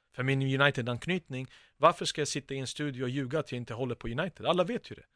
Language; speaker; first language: Swedish; early bilingual, other home language; Bosnian